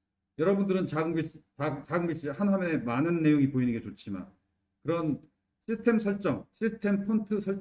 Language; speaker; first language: Korean; native; Korean